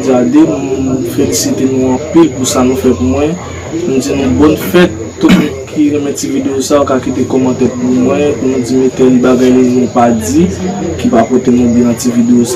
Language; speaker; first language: French; non-native, learner; Haitian Creole